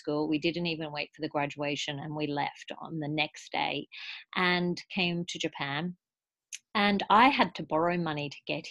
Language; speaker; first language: English; native; English